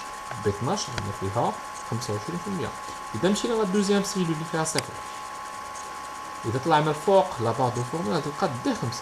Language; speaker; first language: Arabic; native; Arabic